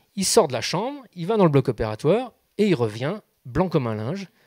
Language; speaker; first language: French; native; French